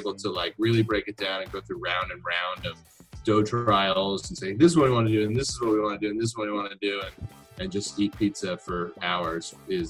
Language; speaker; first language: English; native; English